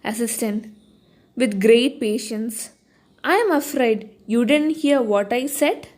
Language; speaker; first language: English; non-native, local second language; Malayalam